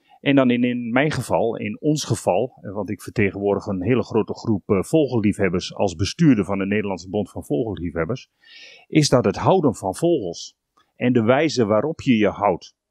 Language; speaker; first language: Dutch; native; Dutch